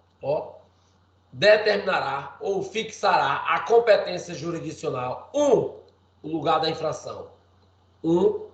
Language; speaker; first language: Portuguese; native; Portuguese